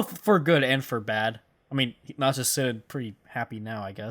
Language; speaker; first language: English; native; English